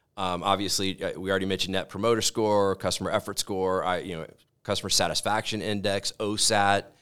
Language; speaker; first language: English; native; English